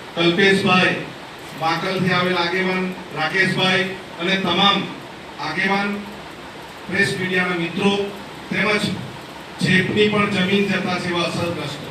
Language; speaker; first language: Gujarati; non-native, local second language; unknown